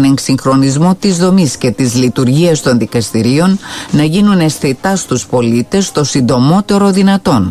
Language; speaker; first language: Greek; native; Greek